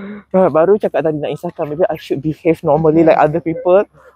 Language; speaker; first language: English; non-native, local second language; Malay